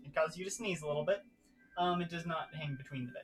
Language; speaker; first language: English; native; English